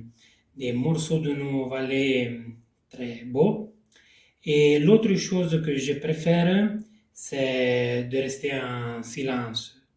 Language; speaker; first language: French; non-native, local second language; Italian